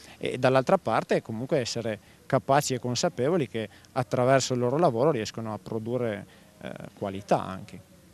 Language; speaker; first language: Italian; native; Italian